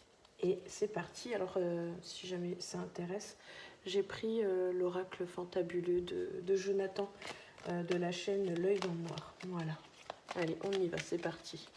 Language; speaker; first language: French; native; French